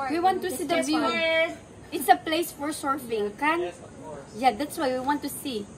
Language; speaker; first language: English; non-native, local second language; Cebuano